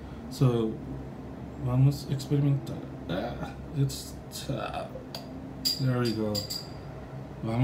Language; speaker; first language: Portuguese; non-native, learner; English